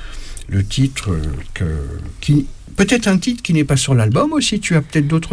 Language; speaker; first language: French; native; French